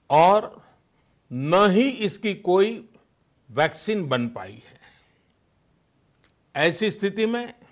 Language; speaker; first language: Hindi; native; Hindi